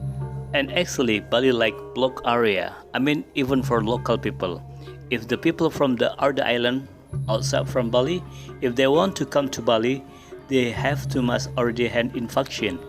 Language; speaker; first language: English; non-native, learner; Indonesian